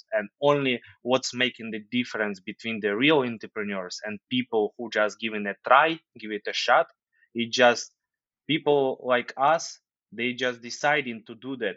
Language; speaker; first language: English; non-native, fluent; Ukrainian